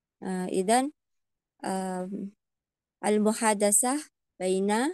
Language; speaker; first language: Arabic; non-native, fluent; Indonesian